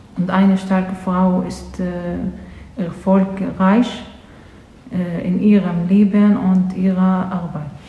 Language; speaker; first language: German; non-native, learner; Arabic